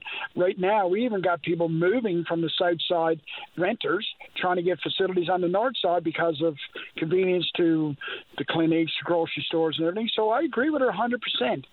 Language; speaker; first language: English; native; English